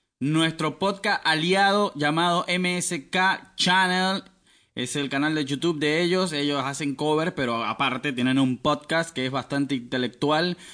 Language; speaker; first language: Spanish; native; Spanish